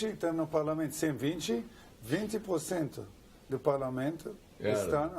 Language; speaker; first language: Portuguese; non-native, learner; Hebrew